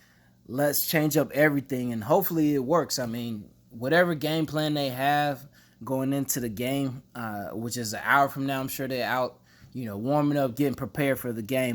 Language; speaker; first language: English; native; English